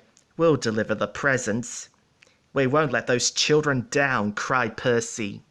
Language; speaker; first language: English; native; English